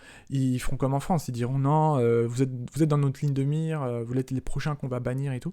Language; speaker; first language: French; native; French